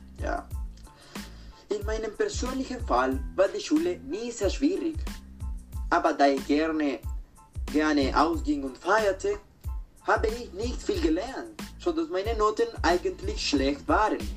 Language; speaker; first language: German; non-native, learner; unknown